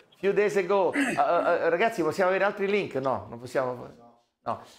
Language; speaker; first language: Italian; native; Italian